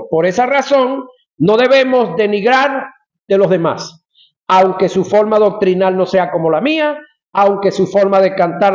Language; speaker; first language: Spanish; native; Spanish